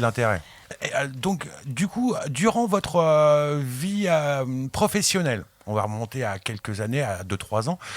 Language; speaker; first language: French; native; French